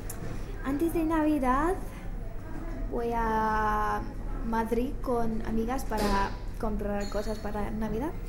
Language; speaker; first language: Spanish; non-native, learner; English